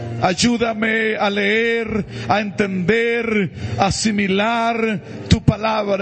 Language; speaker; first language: Spanish; native; Spanish